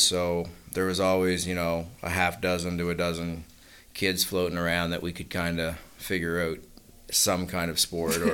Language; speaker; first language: English; native; English